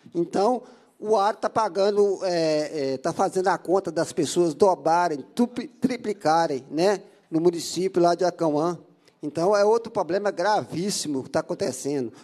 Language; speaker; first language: Portuguese; native; Portuguese